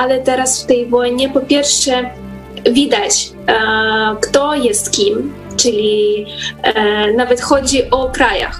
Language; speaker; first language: Polish; non-native, fluent; Ukrainian